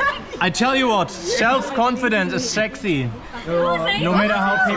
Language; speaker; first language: English; non-native, fluent; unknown